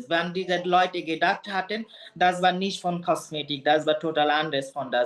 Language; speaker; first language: German; non-native, learner; Bangla